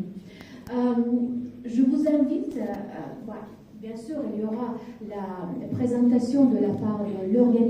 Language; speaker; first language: French; non-native, fluent; Azerbaijani